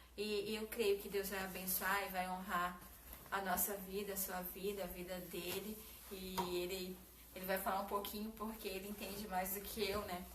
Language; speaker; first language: Portuguese; native; Portuguese